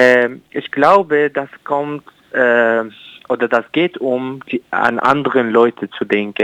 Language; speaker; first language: German; non-native, learner; Arabic